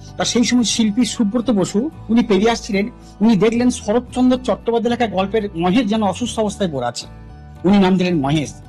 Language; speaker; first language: Bangla; non-native, local second language; Santali